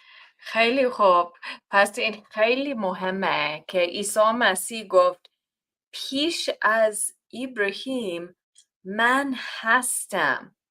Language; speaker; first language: Persian; non-native, learner; English